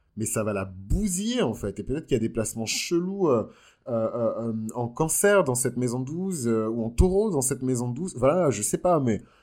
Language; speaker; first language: French; native; French